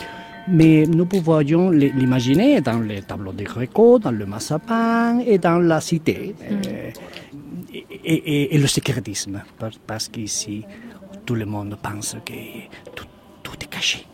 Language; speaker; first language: French; non-native, fluent; Spanish